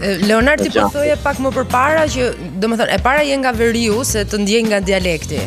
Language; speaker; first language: Albanian; native; Albanian